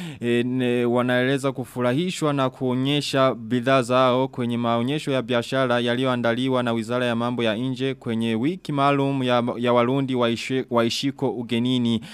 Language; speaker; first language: Swahili; non-native, local second language; Rundi